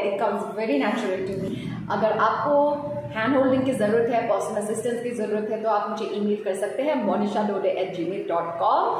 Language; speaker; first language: Hindi; non-native, local second language; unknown